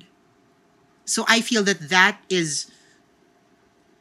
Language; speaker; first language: English; non-native, local second language; Filipino